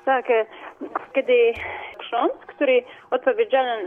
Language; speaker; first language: Polish; non-native, learner; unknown